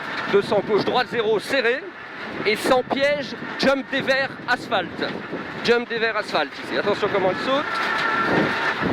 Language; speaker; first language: French; native; French